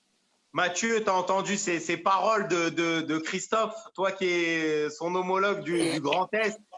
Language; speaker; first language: French; native; French